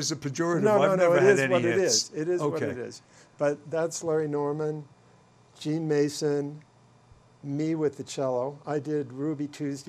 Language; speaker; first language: English; native; English